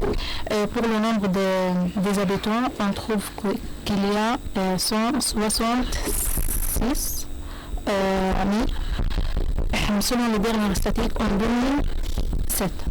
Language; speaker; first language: French; non-native, learner; Arabic